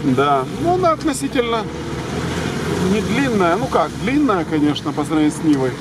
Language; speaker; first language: Russian; native; Russian